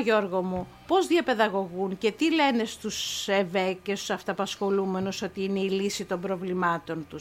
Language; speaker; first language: Greek; native; Greek